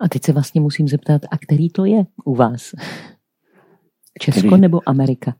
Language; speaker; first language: Czech; native; Czech